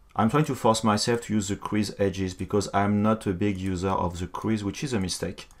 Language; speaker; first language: English; non-native, fluent; French